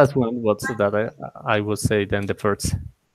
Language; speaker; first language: English; non-native, learner; Spanish